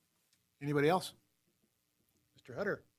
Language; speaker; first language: English; native; English